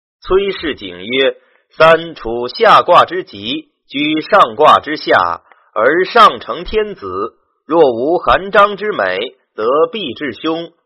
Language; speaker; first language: Chinese; native; Chinese